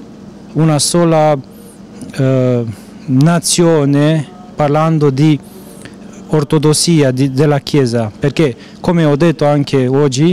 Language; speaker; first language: Italian; non-native, fluent; Romanian